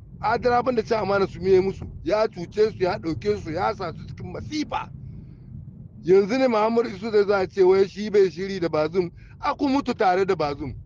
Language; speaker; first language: Hausa; native; Hausa